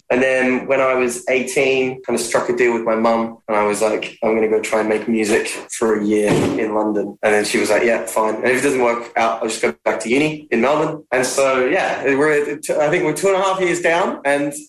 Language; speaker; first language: English; native; English